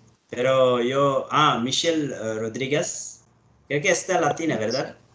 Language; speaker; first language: Spanish; non-native, learner; Arabic